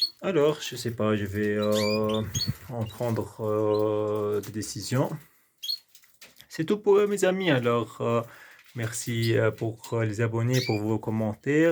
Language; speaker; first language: French; non-native, local second language; Arabic